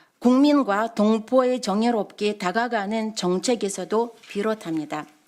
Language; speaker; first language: Korean; non-native, fluent; Russian